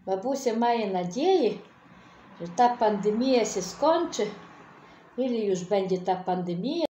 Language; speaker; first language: Polish; non-native, fluent; Ukrainian